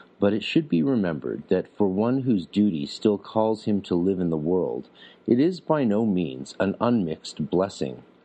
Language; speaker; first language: English; native; English